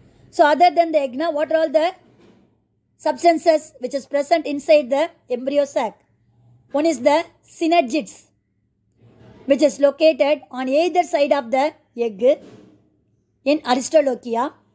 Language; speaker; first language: English; non-native, local second language; Tamil